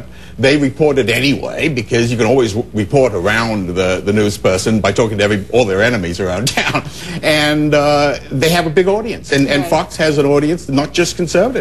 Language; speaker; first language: English; native; English